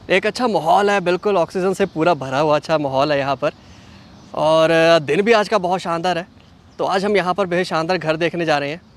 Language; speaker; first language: Hindi; native; Hindi